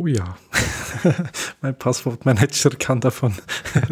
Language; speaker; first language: German; native; German